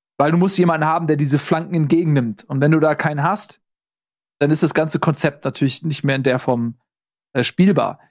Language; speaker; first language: German; native; German